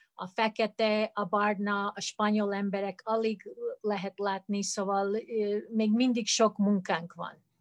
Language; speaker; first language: Hungarian; early bilingual, heritage; Hungarian